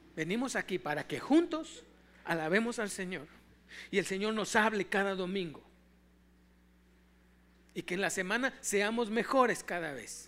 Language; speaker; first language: Spanish; native; Spanish